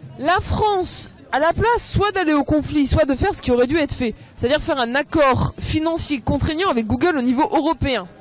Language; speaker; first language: French; native; French